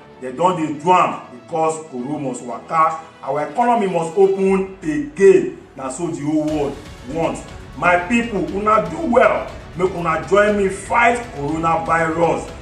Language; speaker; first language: Nigerian Pidgin; non-native, local second language; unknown